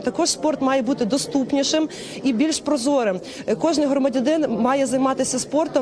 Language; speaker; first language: Ukrainian; native; Ukrainian